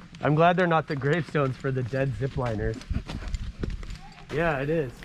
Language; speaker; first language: English; native; English